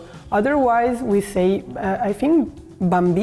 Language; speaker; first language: English; non-native, fluent; Italian